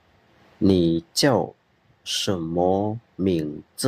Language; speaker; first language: Chinese; non-native, fluent; Khmer